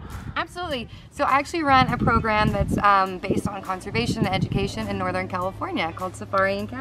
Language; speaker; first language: English; native; English